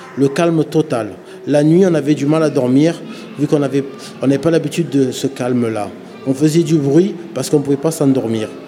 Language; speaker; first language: French; native; French